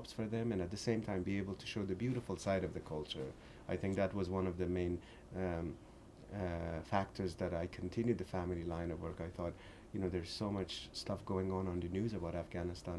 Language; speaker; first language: English; early bilingual, other home language; Persian